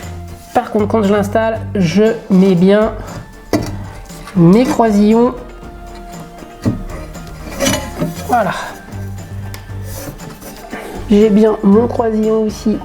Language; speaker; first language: French; native; French